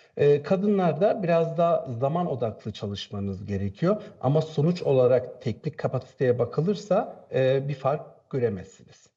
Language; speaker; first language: Turkish; native; Turkish